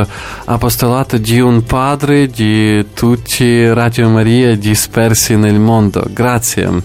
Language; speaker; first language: Italian; non-native, fluent; Ukrainian